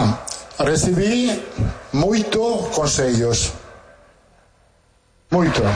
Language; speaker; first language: Portuguese; non-native, learner; Italian